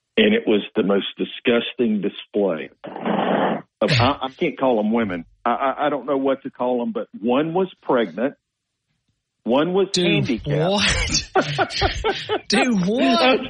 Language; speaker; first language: English; native; English